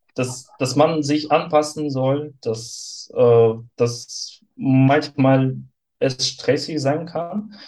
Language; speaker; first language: German; non-native, fluent; Russian